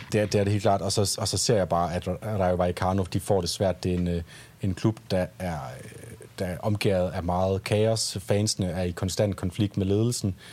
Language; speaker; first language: Danish; native; Danish